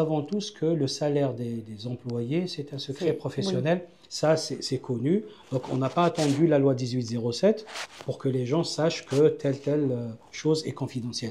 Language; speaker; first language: French; non-native, local second language; Arabic